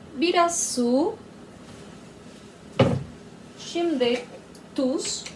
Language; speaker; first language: Turkish; non-native, learner; Spanish